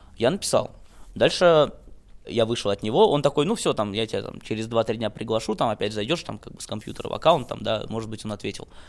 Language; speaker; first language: Russian; native; Russian